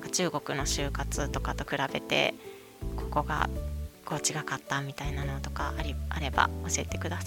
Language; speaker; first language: Japanese; native; Japanese